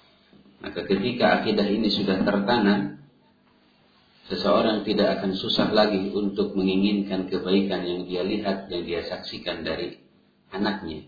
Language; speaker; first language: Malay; non-native, local second language; Sundanese